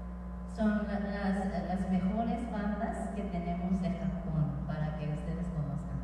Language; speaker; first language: Spanish; non-native, fluent; Japanese